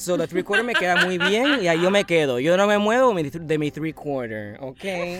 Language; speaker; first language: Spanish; early bilingual, heritage; Spanish